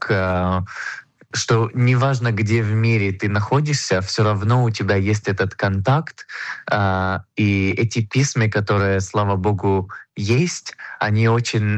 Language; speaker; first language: Russian; non-native, fluent; Hebrew